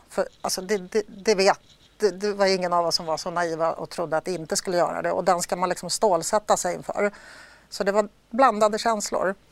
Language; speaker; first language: Swedish; early bilingual, other home language; Polish